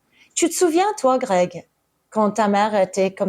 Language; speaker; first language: French; early bilingual, heritage; English